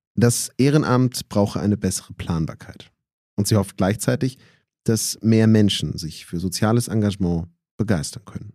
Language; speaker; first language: German; native; German